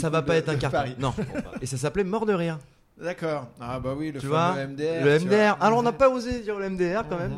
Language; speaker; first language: French; native; French